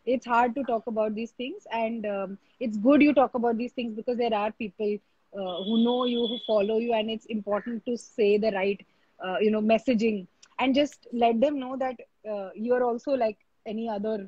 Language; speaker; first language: English; non-native, local second language; Marathi